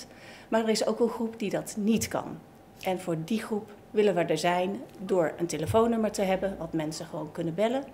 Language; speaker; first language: Dutch; native; Dutch